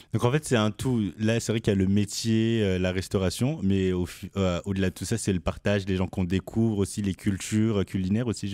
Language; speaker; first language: French; native; French